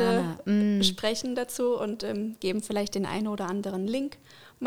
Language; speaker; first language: German; native; German